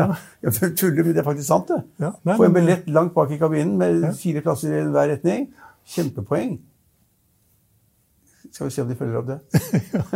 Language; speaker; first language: Norwegian; native; Norwegian